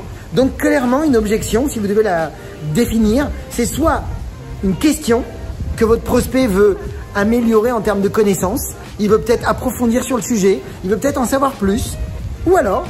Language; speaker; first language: French; native; French